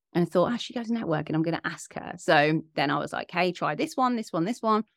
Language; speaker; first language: English; native; English